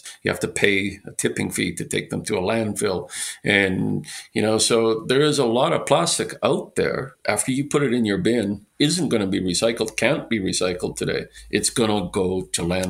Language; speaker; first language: English; native; English